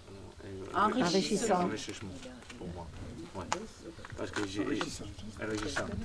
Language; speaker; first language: French; non-native, fluent; Spanish